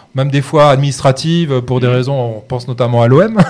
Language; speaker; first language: French; native; French